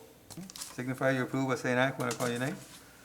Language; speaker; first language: English; native; English